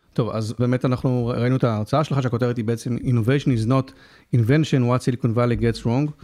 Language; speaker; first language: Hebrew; native; Hebrew